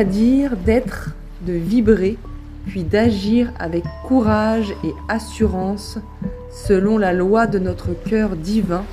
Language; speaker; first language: French; native; French